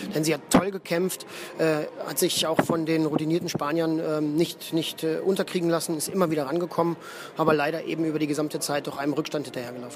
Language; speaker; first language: German; native; German